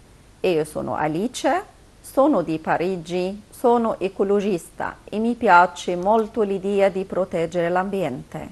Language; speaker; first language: Italian; non-native, fluent; Arabic